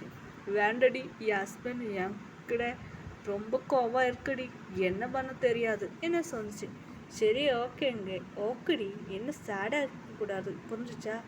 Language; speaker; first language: Tamil; non-native, learner; Malayalam